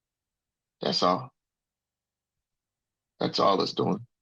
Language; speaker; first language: English; native; English